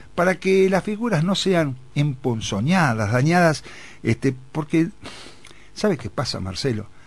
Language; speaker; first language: Spanish; native; Spanish